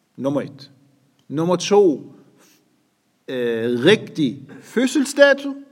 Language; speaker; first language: Danish; non-native, fluent; Arabic